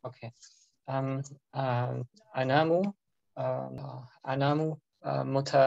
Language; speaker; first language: Arabic; non-native, learner; German